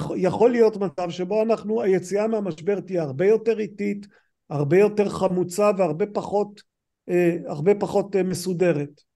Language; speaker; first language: Hebrew; native; Hebrew